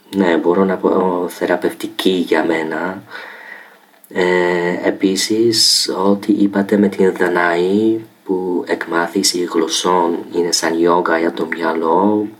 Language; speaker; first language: Greek; non-native, fluent; Polish